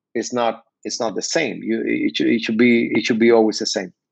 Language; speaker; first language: English; non-native, learner; Spanish